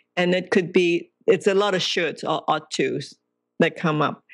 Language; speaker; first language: English; non-native, local second language; Cantonese